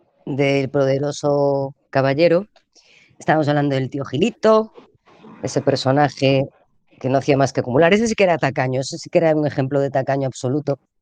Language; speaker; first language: Spanish; native; Spanish